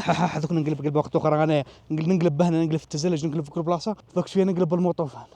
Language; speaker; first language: Arabic; native; Arabic